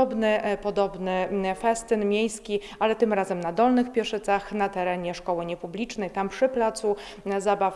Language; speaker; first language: Polish; native; Polish